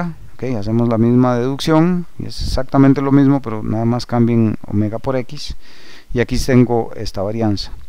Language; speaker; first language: Spanish; native; Spanish